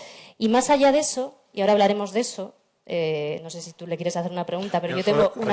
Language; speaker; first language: Spanish; native; Spanish